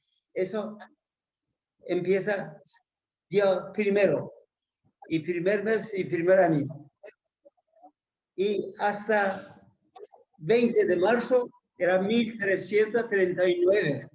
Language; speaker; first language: Spanish; non-native, learner; Persian